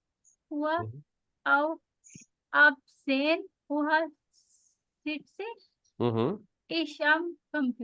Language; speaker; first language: German; non-native, learner; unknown